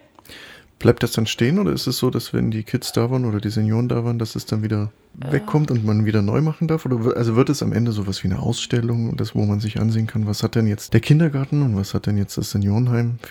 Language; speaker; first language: German; native; German